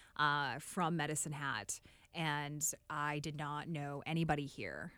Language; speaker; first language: English; native; English